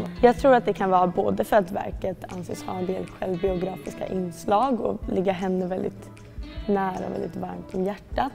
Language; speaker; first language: Swedish; native; Swedish